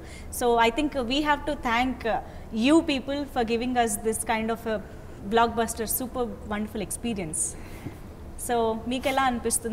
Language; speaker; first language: Telugu; native; Telugu